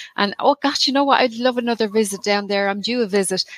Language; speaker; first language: English; native; English